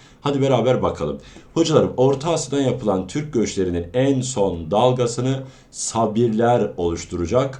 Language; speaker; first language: Turkish; native; Turkish